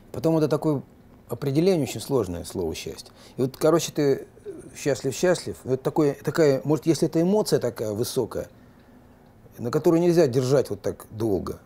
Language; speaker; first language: Russian; native; Russian